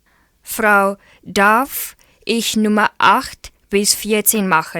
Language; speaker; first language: German; non-native, learner; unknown